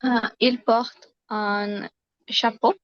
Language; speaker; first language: French; non-native, learner; Spanish